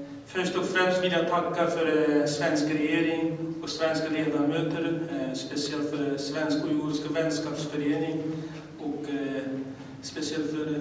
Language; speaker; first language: Swedish; non-native, learner; Uyghur